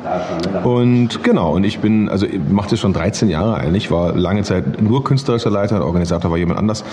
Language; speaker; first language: German; native; German